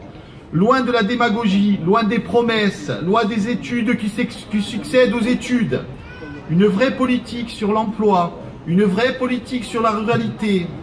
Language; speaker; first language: French; native; French